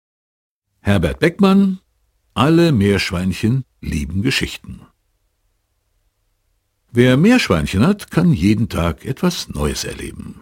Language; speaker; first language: German; native; German